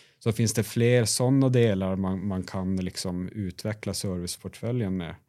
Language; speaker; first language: Swedish; native; Swedish